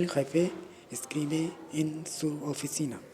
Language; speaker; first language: Spanish; non-native, learner; Urdu